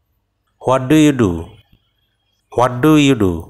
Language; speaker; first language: English; non-native, fluent; Bangla